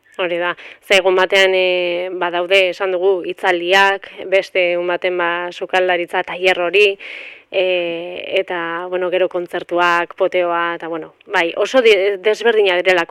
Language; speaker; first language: Basque; native; Basque